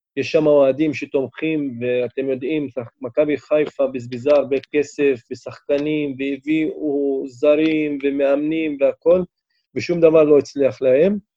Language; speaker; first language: Hebrew; non-native, local second language; Arabic